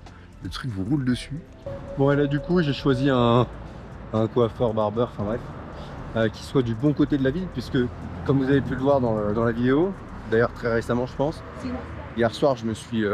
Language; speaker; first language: French; native; French